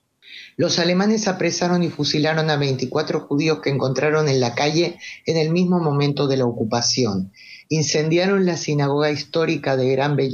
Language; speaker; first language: Spanish; native; Spanish